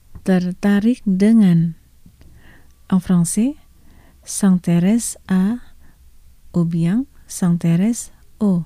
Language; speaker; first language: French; non-native, fluent; Indonesian